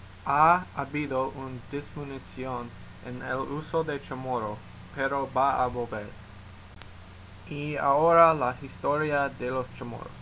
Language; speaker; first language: Spanish; non-native, learner; English